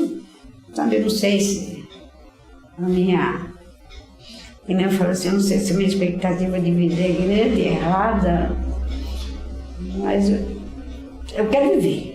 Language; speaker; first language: Portuguese; native; Portuguese